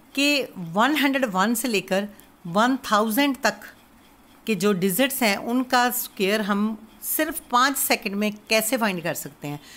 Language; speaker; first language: Hindi; non-native, local second language; Punjabi